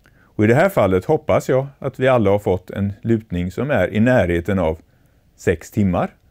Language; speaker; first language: Swedish; native; Swedish